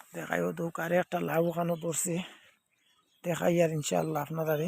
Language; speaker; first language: Bangla; non-native, local second language; Sylheti